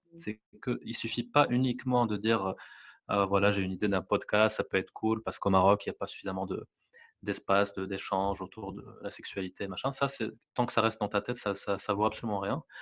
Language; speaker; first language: French; non-native, local second language; Arabic